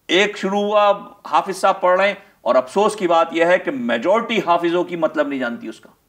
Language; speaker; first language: Urdu; native; Urdu